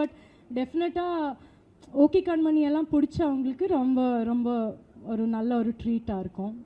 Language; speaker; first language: Tamil; non-native, local second language; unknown